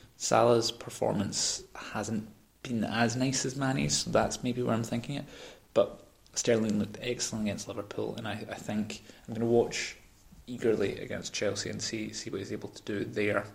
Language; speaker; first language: English; native; English